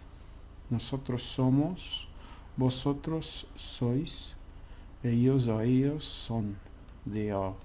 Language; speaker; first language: Spanish; non-native, learner; English